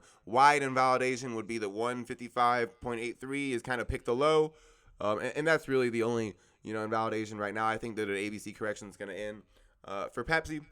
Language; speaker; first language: English; native; English